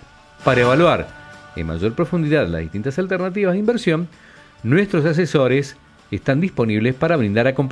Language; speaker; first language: Spanish; native; Spanish